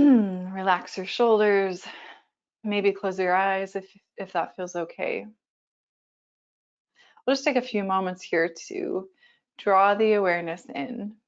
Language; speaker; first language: English; native; English